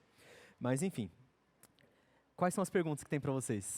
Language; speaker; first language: Portuguese; native; Portuguese